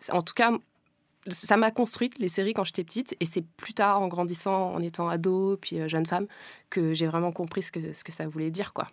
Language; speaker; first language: French; native; French